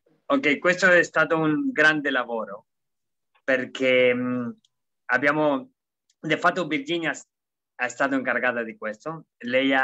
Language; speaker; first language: Italian; non-native, fluent; Spanish